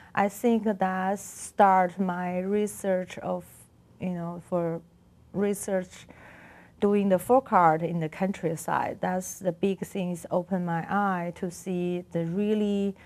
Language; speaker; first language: English; non-native, learner; Chinese